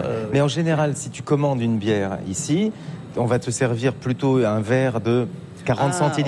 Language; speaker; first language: French; native; French